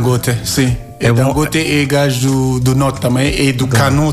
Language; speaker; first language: Portuguese; non-native, learner; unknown